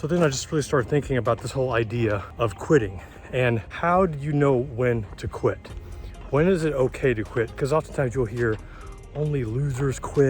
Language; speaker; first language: English; native; English